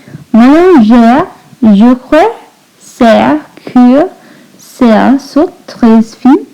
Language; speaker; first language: French; non-native, learner; English